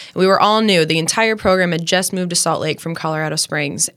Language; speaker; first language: English; native; English